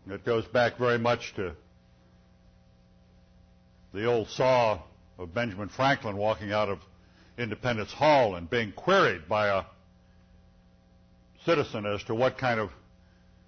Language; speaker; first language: English; native; English